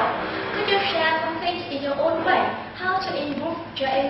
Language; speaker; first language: English; non-native, learner; Vietnamese